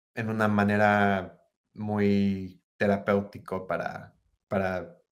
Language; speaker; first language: Spanish; early bilingual, heritage; Spanish